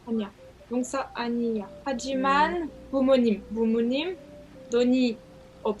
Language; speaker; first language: Korean; non-native, learner; French